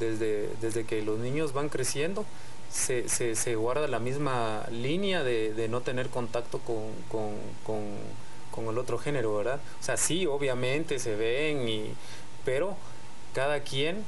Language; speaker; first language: Spanish; native; Spanish